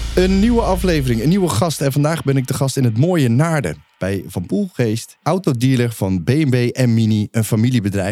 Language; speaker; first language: Dutch; native; Dutch